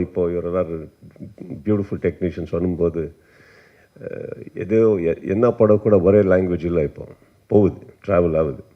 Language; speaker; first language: Tamil; non-native, learner; Kannada